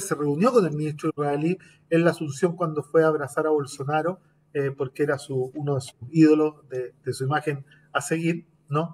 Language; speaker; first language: Spanish; native; Spanish